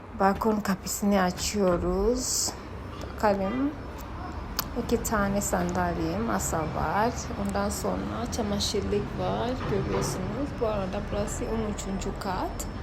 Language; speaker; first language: Turkish; non-native, fluent; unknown